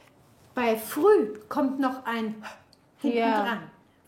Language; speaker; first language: German; native; German